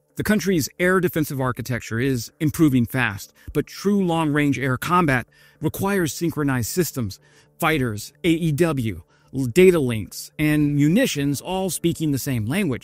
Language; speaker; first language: English; native; English